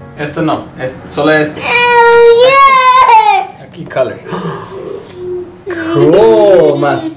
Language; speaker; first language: Spanish; early bilingual, heritage; Spanish